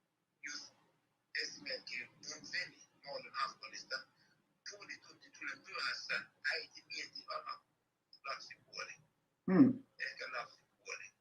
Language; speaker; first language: Finnish; non-native, learner; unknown